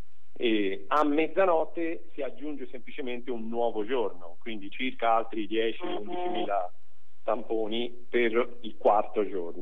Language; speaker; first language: Italian; native; Italian